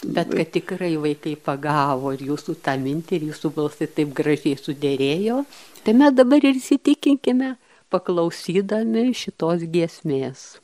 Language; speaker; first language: Lithuanian; native; Lithuanian